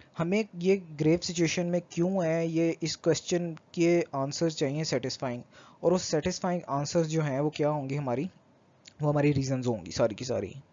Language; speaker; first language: Urdu; native; Urdu